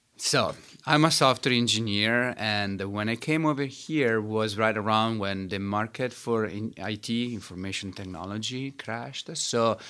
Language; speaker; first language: English; non-native, fluent; Italian